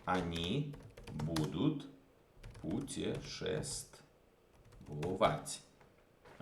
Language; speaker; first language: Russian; non-native, fluent; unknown